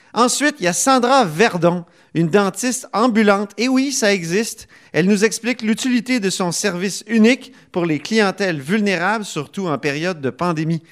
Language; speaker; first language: French; native; French